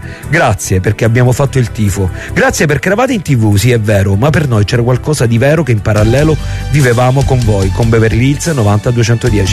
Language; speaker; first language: Italian; native; Italian